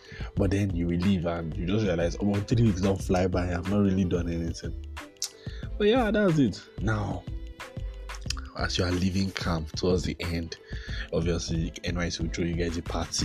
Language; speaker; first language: English; non-native, local second language; Yoruba